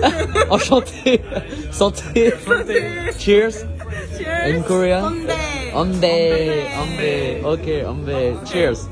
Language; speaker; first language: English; non-native, learner; French